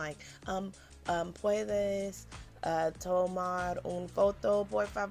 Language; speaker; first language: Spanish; non-native, learner; English